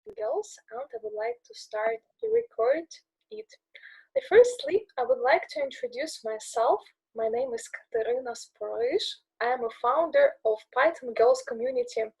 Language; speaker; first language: English; non-native, learner; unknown